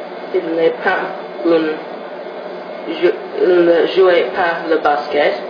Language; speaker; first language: French; non-native, learner; English